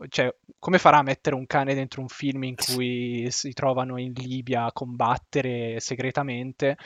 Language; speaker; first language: Italian; native; Italian